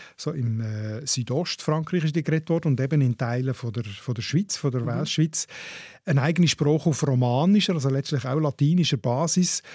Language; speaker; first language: German; native; German